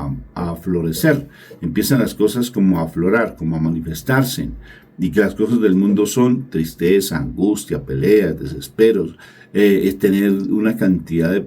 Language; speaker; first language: Spanish; native; Spanish